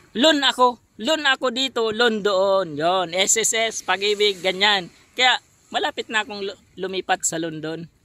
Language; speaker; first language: Filipino; non-native, local second language; Bikol